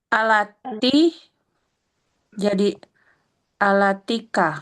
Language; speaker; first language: Arabic; non-native, learner; Indonesian